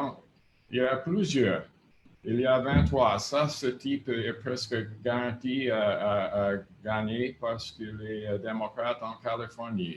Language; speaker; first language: French; non-native, fluent; English